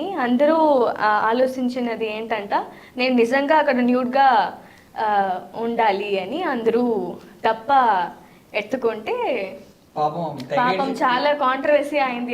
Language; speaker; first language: Telugu; non-native, learner; Tamil